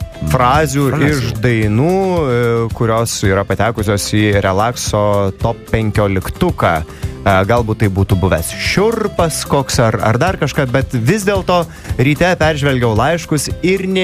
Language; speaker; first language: Lithuanian; native; Lithuanian